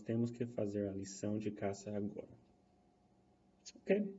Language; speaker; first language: Portuguese; non-native, fluent; English